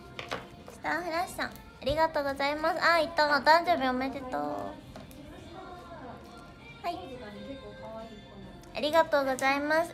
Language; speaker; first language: Japanese; native; Japanese